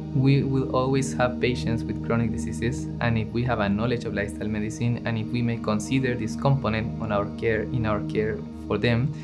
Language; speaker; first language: English; non-native, fluent; Spanish